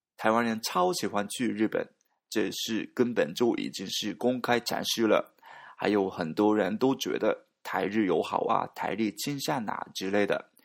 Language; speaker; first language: Chinese; non-native, learner; Japanese